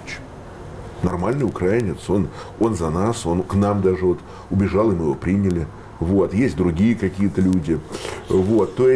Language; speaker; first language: Russian; native; Russian